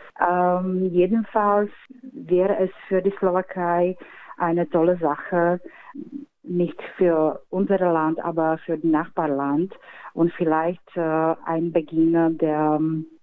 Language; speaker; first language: German; non-native, fluent; Slovak